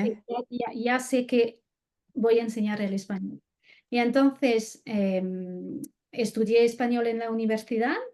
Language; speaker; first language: Spanish; non-native, fluent; French